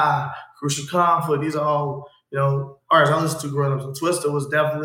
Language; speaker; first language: English; native; English